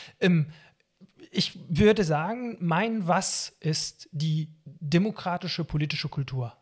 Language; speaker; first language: German; non-native, fluent; Arabic